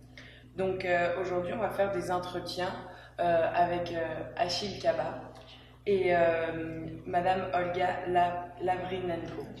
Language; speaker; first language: French; native; French